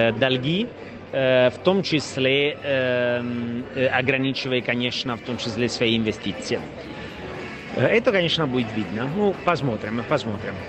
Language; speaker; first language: Russian; non-native, fluent; Italian